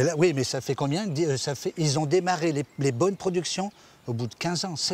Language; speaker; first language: French; native; French